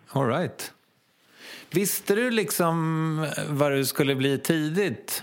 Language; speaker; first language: Swedish; native; Swedish